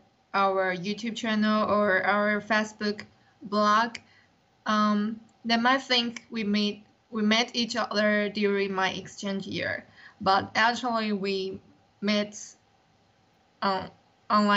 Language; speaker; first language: English; non-native, learner; Chinese